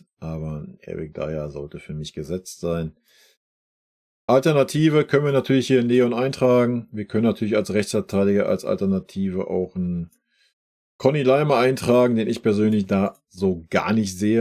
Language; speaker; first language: German; native; German